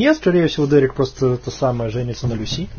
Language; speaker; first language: Russian; native; Russian